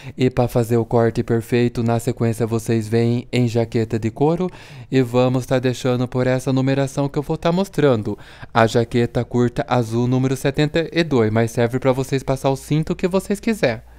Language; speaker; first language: Portuguese; native; Portuguese